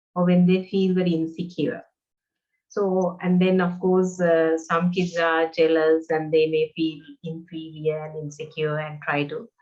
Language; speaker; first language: English; non-native, local second language; Sinhala